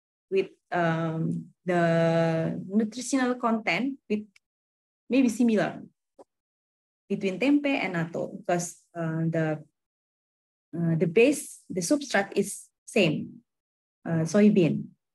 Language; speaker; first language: English; non-native, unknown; Indonesian